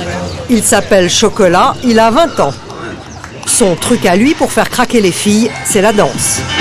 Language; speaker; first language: French; native; French